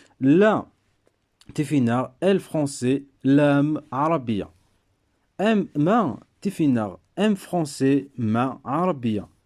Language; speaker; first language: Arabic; non-native, local second language; Berber languages